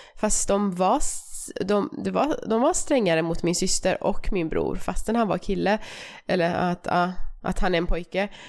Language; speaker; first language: Swedish; early bilingual, other home language; Persian